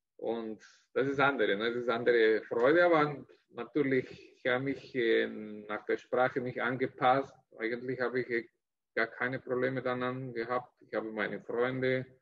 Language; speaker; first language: German; non-native, fluent; Spanish